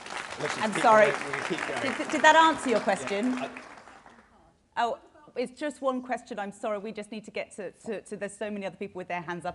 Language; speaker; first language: English; native; English